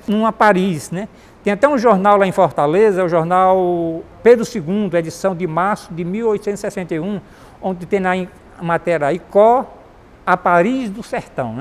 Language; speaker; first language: Portuguese; native; Portuguese